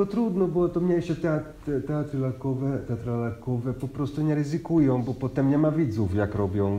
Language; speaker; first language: Polish; non-native, fluent; Hungarian